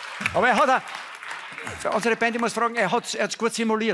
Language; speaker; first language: German; native; German